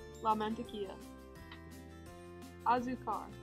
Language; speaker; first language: Spanish; non-native, learner; English